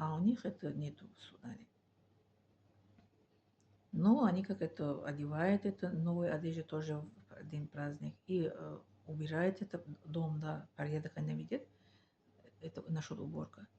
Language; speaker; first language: Russian; non-native, learner; Tajik